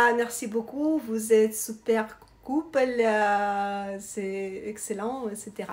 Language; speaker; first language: French; non-native, learner; Russian